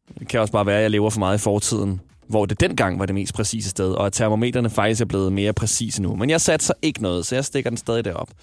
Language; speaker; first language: Danish; native; Danish